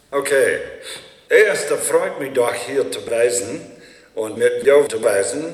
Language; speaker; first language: German; early bilingual, heritage; Low German